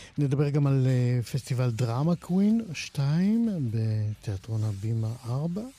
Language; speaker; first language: Hebrew; native; Hebrew